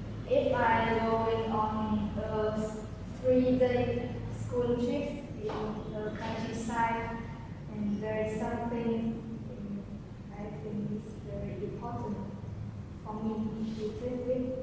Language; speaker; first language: English; non-native, learner; Vietnamese